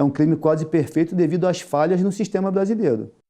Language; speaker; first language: Portuguese; native; Portuguese